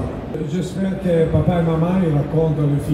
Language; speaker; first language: French; non-native, learner; Italian